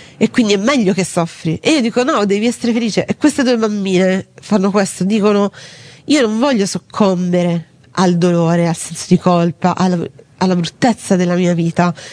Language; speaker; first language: Italian; native; Italian